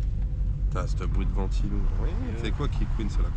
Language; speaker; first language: French; native; French